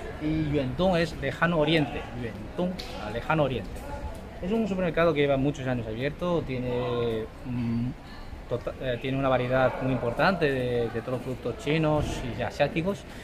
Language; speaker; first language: Spanish; non-native, fluent; Chinese